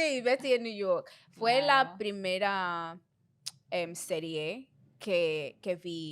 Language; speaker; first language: Spanish; non-native, fluent; English